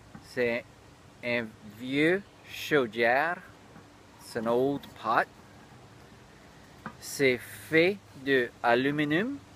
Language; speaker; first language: French; early bilingual, heritage; French